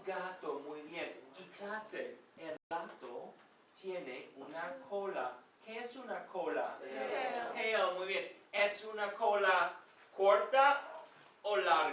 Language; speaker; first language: Spanish; non-native, fluent; English